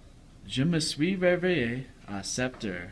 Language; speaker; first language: French; non-native, learner; English